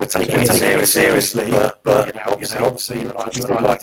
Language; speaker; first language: English; native; English